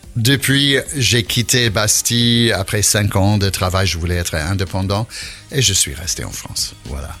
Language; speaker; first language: French; non-native, fluent; English